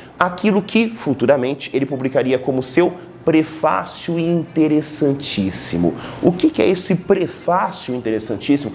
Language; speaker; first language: Portuguese; native; Portuguese